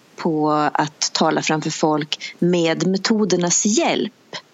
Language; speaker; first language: Swedish; native; Swedish